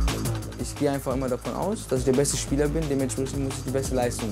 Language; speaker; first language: German; native; German